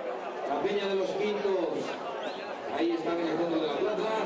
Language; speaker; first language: Spanish; native; Spanish